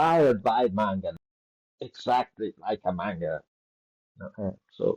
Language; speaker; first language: English; non-native, learner; Italian